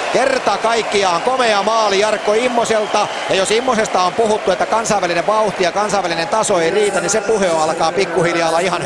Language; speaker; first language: Finnish; native; Finnish